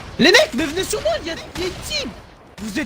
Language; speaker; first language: French; native; French